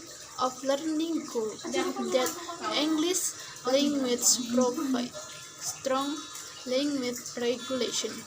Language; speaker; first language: English; non-native, learner; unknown